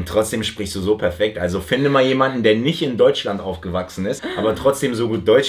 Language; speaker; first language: German; early bilingual, heritage; Turkish